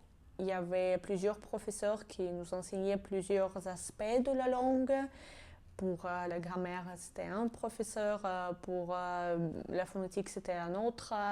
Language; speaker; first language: French; non-native, fluent; Georgian